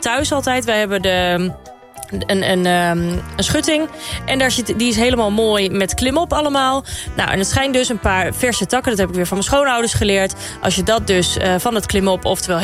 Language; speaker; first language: Dutch; native; Dutch